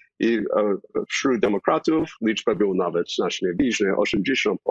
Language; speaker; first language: Polish; non-native, fluent; English